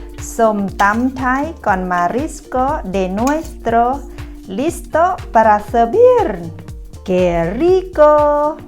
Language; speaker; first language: Spanish; non-native, learner; Thai